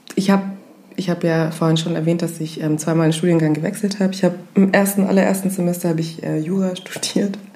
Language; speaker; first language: German; early bilingual, other home language; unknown